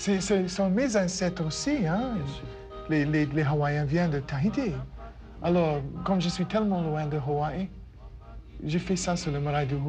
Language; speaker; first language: French; non-native, fluent; English